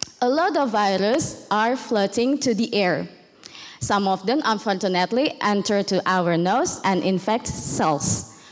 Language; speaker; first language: English; non-native, learner; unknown